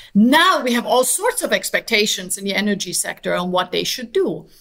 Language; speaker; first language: English; non-native, fluent; German